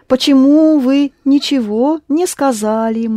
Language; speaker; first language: Russian; non-native, fluent; English